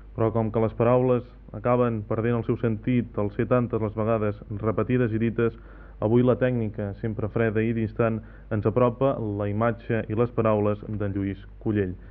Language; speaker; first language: Catalan; native; Catalan